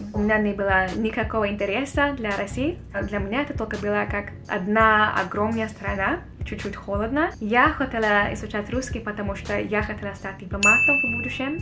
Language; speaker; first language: Russian; non-native, fluent; Swedish